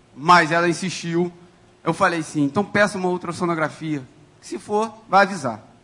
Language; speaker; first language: Portuguese; native; Portuguese